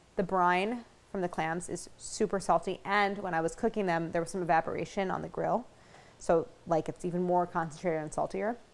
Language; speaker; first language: English; native; English